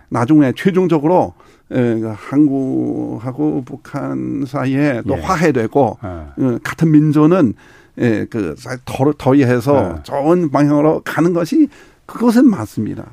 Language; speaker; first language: Korean; non-native, fluent; Chinese